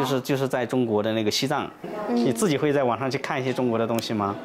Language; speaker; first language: Chinese; native; Chinese